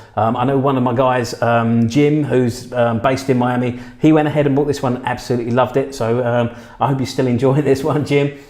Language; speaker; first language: English; native; English